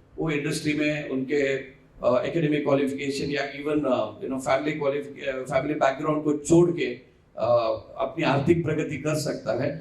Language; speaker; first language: Hindi; non-native, local second language; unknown